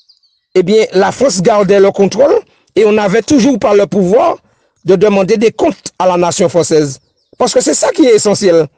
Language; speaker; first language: French; native; French